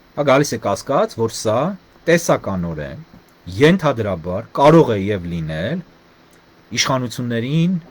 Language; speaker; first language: Armenian; native; Armenian